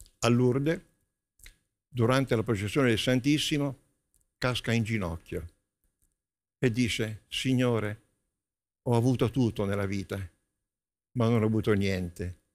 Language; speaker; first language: Italian; native; Italian